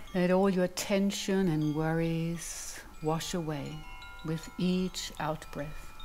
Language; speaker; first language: English; non-native, fluent; German